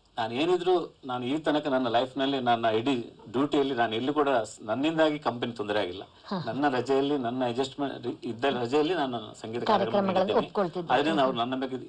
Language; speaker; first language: Kannada; native; Kannada